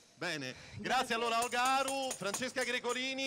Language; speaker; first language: Italian; native; Italian